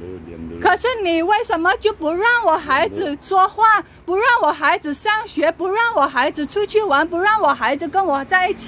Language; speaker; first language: Chinese; non-native, fluent; Indonesian